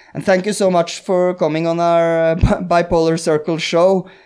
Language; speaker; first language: English; non-native, fluent; Norwegian